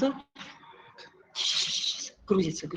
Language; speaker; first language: Russian; native; Russian